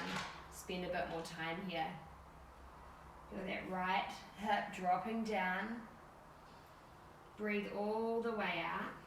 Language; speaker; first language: English; native; English